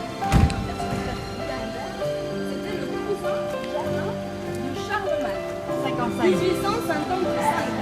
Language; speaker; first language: French; native; French